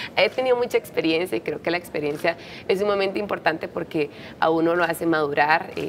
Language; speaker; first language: Spanish; native; Spanish